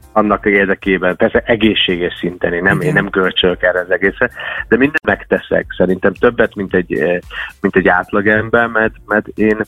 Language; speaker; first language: Hungarian; non-native, fluent; English